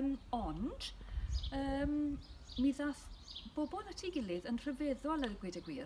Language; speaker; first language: Welsh; native; Welsh